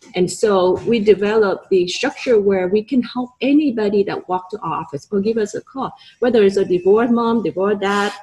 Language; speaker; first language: English; non-native, fluent; Vietnamese